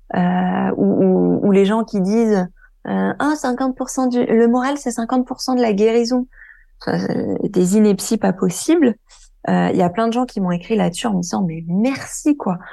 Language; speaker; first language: French; native; French